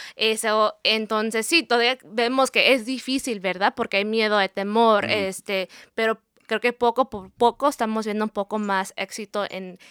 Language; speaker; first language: Spanish; early bilingual, heritage; Spanish